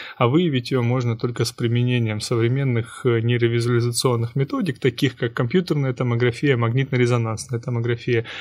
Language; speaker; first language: Russian; native; Russian